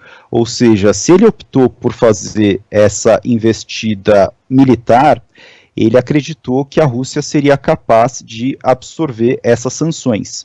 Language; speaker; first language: Portuguese; native; Portuguese